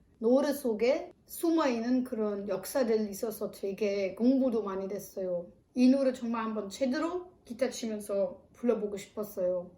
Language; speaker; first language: Korean; non-native, fluent; German